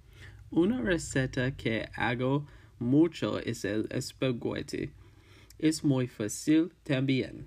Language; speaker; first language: Spanish; non-native, learner; English